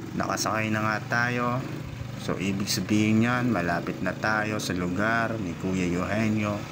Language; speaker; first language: Filipino; non-native, local second language; Bikol